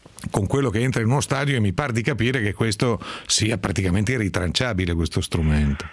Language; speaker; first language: Italian; native; Italian